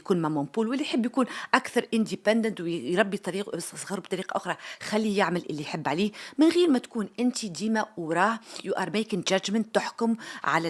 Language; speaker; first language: Arabic; native; Arabic